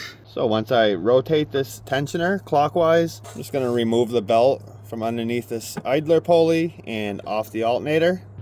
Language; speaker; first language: English; native; English